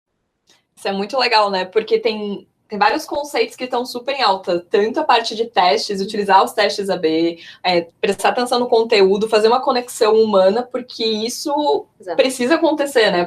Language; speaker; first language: Portuguese; native; Portuguese